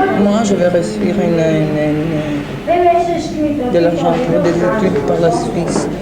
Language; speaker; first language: French; non-native, learner; Italian